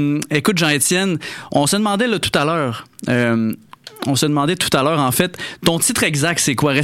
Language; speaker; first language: French; native; French